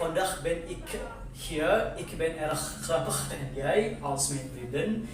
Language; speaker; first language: Dutch; non-native, learner; Indonesian